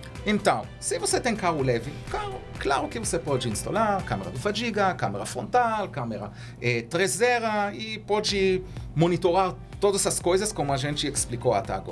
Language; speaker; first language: Portuguese; non-native, learner; Hebrew